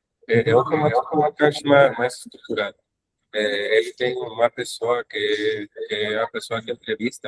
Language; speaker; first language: Portuguese; non-native, learner; Spanish